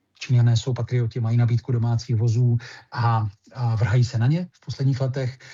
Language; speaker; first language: Czech; native; Czech